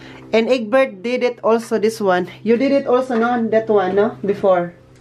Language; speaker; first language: English; non-native, local second language; Filipino